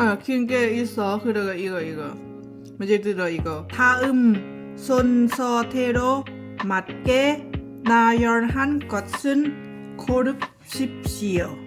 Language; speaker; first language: Korean; non-native, learner; Lao